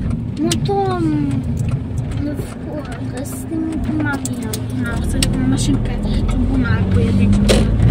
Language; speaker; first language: Polish; native; Polish